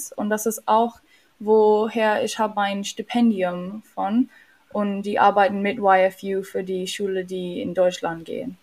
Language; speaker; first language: German; non-native, learner; English